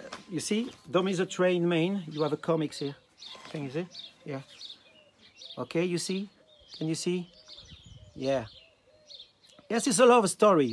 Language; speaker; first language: English; non-native, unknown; French